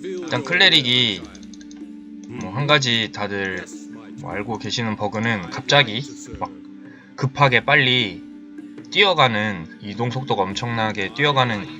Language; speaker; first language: Korean; native; Korean